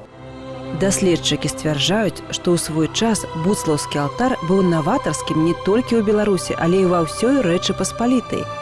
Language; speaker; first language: Belarusian; native; Belarusian